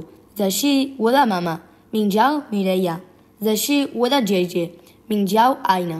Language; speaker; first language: Chinese; non-native, learner; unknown